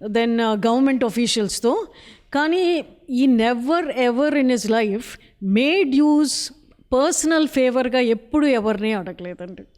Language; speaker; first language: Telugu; native; Telugu